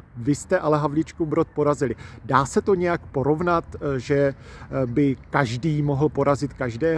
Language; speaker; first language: Czech; native; Czech